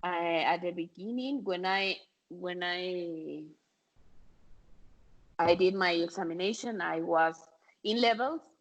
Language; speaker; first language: English; non-native, fluent; Spanish